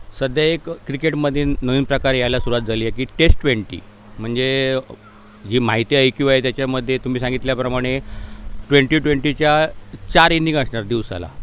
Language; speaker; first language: Marathi; native; Marathi